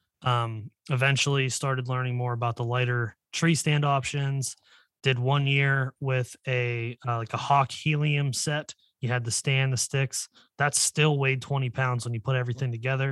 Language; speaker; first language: English; native; English